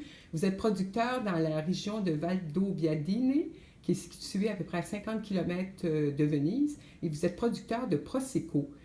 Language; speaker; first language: French; native; French